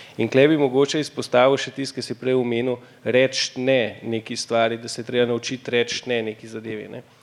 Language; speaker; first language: Slovenian; native; Slovenian